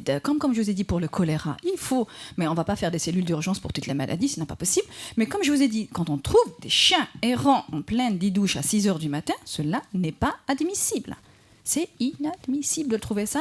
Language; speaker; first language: French; non-native, local second language; Arabic